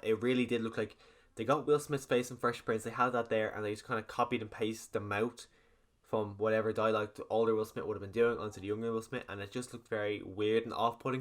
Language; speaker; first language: English; native; English